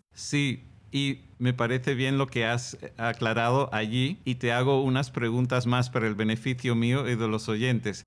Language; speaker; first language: Spanish; non-native, fluent; English